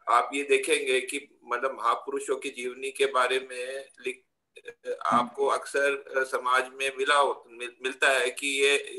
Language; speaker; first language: Hindi; non-native, local second language; Gujarati